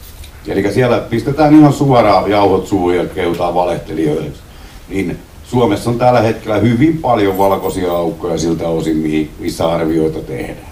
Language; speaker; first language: Finnish; native; Finnish